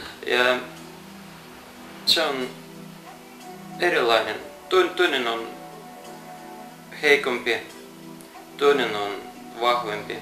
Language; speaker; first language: Finnish; non-native, fluent; Russian